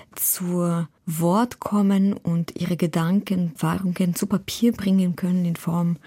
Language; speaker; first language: German; non-native, fluent; Ukrainian